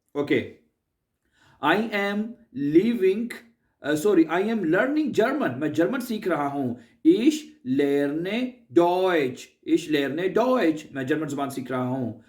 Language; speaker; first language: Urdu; native; Urdu